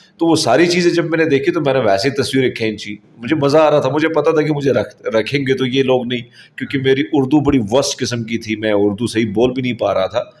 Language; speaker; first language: Urdu; non-native, local second language; Pashto